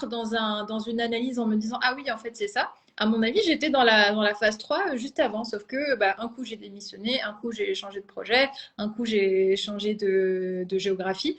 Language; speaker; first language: French; native; French